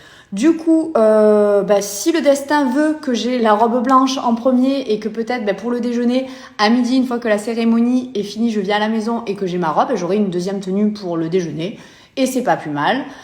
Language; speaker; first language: French; native; French